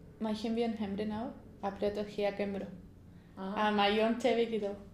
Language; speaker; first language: Welsh; non-native, learner; Spanish